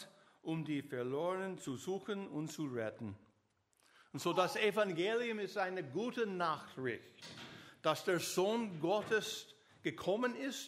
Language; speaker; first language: German; non-native, learner; English